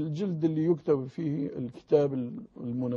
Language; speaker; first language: Arabic; native; Arabic